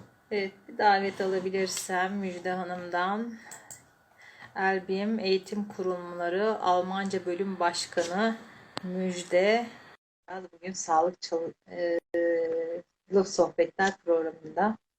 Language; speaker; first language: Turkish; native; Turkish